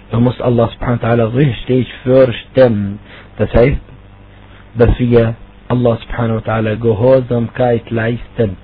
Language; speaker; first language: German; non-native, fluent; Arabic